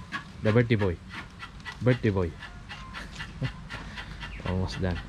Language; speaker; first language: English; non-native, learner; Filipino